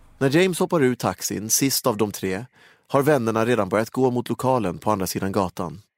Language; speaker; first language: Swedish; native; Swedish